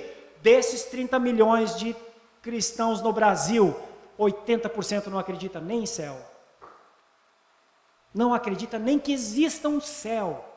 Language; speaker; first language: Portuguese; native; Portuguese